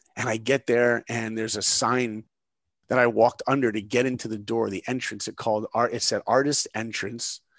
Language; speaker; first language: English; native; English